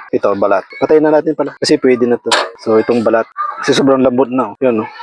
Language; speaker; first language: Filipino; native; Filipino